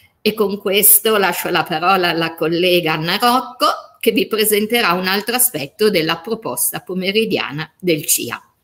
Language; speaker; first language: Italian; native; Italian